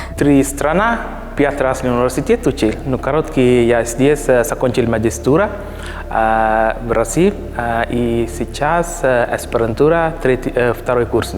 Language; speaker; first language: Russian; non-native, learner; Sinhala